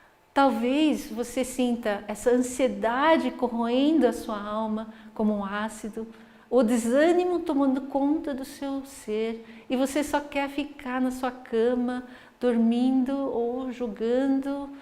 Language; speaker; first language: Portuguese; native; Portuguese